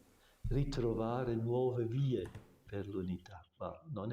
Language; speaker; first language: Italian; non-native, local second language; German